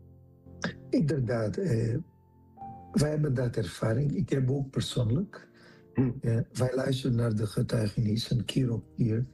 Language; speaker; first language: Dutch; non-native, fluent; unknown